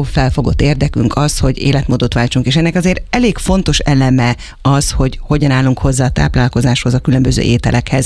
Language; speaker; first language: Hungarian; native; Hungarian